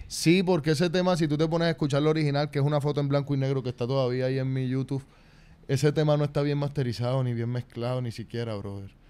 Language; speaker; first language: Spanish; native; Spanish